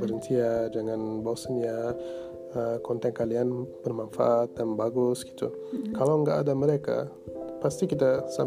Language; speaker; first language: Indonesian; non-native, fluent; Turkish